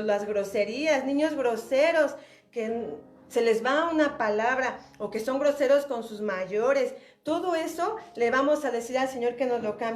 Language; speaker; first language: Spanish; native; Spanish